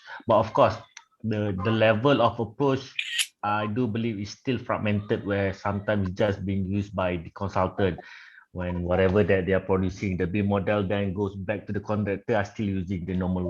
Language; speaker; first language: English; non-native, local second language; Malay